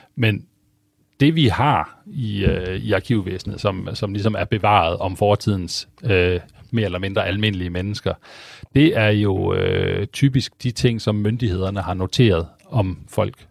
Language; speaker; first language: Danish; native; Danish